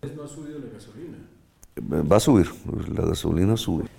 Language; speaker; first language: Spanish; native; Spanish